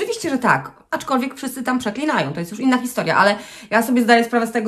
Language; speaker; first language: Polish; native; Polish